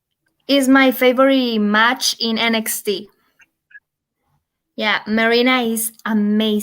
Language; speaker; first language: English; non-native, learner; Spanish